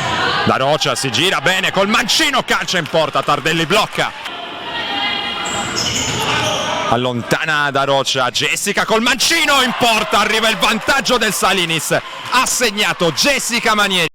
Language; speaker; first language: Italian; native; Italian